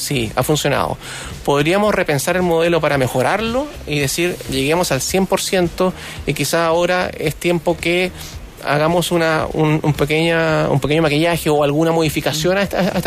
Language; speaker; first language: Spanish; native; Spanish